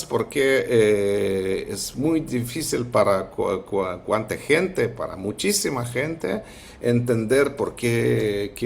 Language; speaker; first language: Spanish; non-native, fluent; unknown